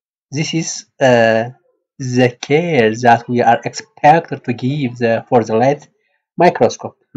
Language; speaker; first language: English; non-native, local second language; Amharic